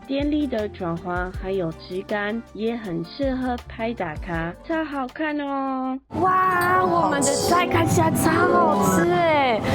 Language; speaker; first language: Chinese; native; Chinese